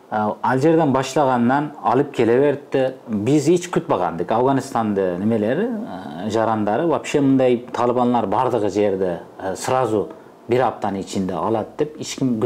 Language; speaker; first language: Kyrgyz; non-native, fluent; Uzbek